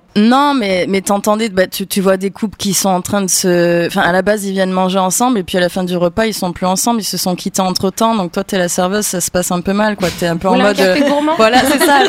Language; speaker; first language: French; native; French